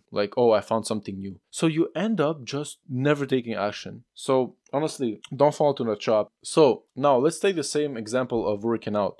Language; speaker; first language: English; non-native, fluent; French